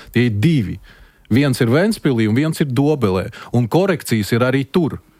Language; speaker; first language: Latvian; non-native, local second language; Russian